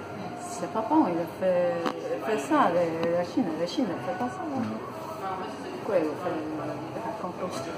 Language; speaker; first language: French; non-native, learner; Chinese